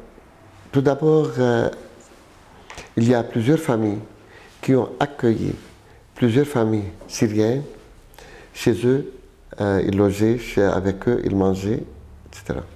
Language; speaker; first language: French; non-native, local second language; Arabic